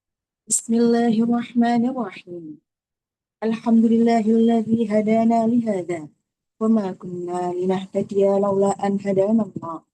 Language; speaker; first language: Arabic; non-native, fluent; Indonesian